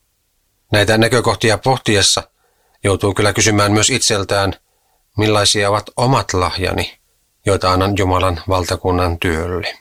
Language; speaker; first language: Finnish; native; Finnish